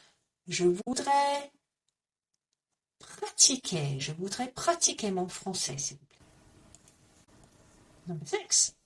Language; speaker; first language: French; non-native, fluent; English